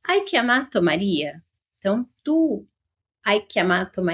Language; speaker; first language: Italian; non-native, fluent; Portuguese